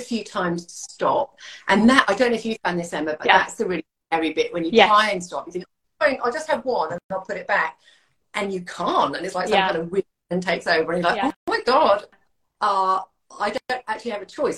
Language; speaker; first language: English; native; English